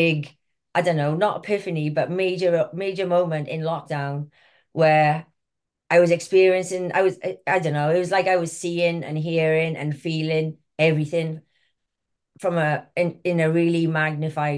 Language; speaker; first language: English; native; English